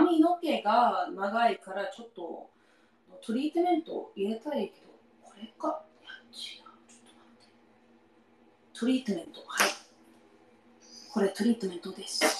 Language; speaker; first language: Japanese; non-native, learner; English